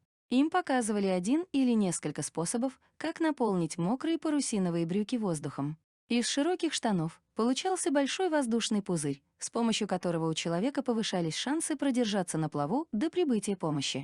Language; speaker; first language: Russian; native; Russian